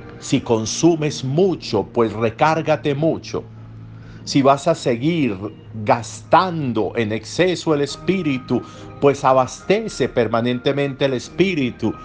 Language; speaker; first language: Spanish; native; Spanish